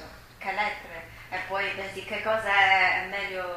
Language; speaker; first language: Italian; non-native, learner; Chinese